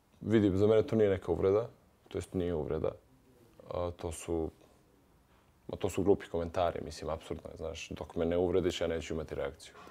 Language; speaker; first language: Bosnian; native; Bosnian